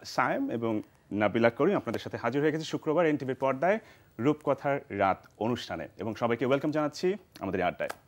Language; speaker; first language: Bangla; native; Bangla